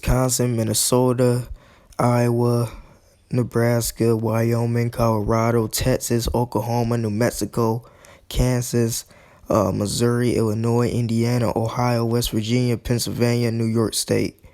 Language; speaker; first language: English; native; English